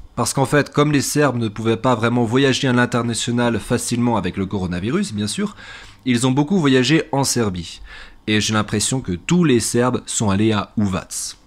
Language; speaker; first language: French; native; French